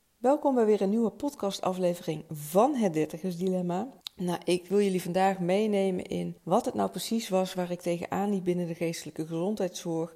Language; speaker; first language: Dutch; native; Dutch